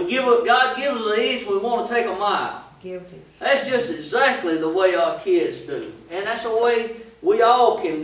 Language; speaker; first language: English; native; English